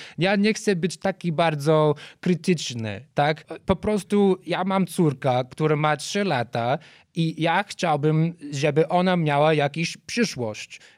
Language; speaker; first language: Polish; non-native, learner; English